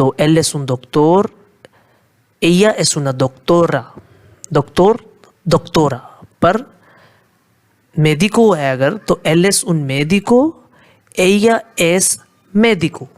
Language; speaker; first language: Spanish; non-native, fluent; Hindi